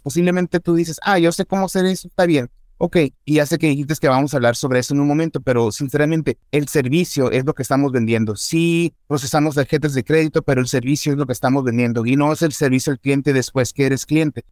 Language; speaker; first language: Spanish; early bilingual, heritage; Spanish